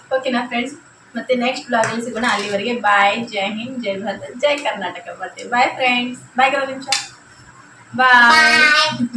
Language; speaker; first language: Kannada; non-native, local second language; Urdu